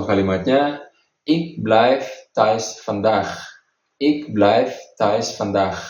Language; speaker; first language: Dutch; non-native, fluent; Indonesian